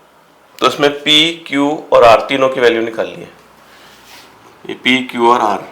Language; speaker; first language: Hindi; native; Hindi